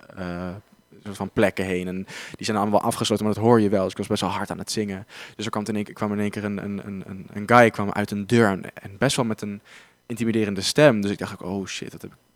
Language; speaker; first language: Dutch; native; Dutch